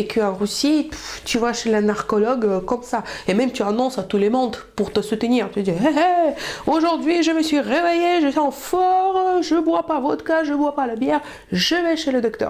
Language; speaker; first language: French; non-native, fluent; Russian